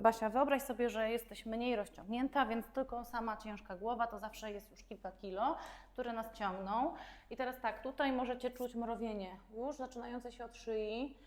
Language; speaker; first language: Polish; native; Polish